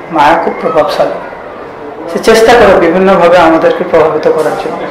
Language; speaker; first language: Bangla; native; Bangla